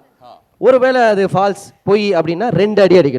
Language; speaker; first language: Tamil; native; Tamil